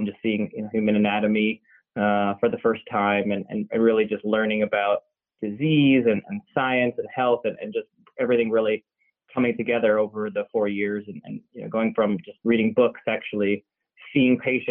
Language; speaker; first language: English; native; English